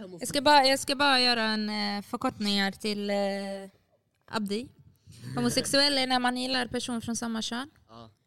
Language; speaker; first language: Swedish; early bilingual, other home language; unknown